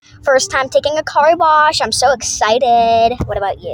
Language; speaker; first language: English; native; English